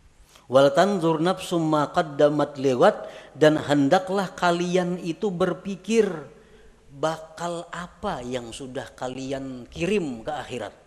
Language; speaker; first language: Indonesian; non-native, local second language; Banjar